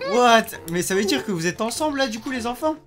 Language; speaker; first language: French; native; French